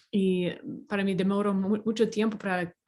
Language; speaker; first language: Spanish; non-native, fluent; English